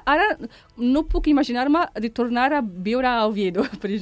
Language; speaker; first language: Catalan; non-native, fluent; Arabic